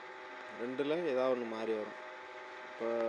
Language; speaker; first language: Tamil; native; Tamil